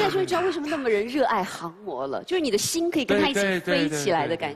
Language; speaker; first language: Chinese; native; Chinese